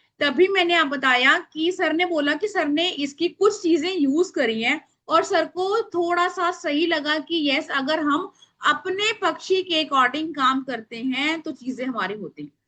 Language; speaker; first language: Hindi; native; Hindi